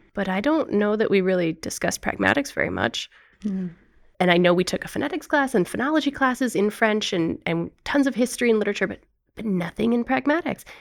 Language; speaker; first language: English; native; English